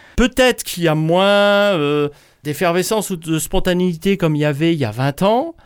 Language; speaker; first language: French; native; French